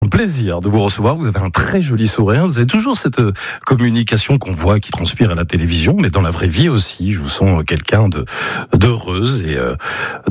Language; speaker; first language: French; native; French